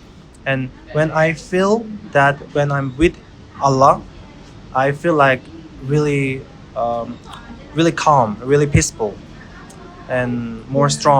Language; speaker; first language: English; non-native, learner; Korean